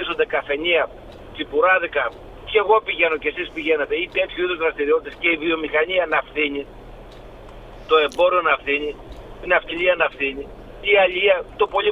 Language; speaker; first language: Greek; native; Greek